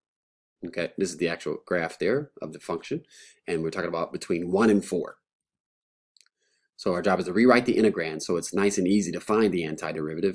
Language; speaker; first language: English; native; English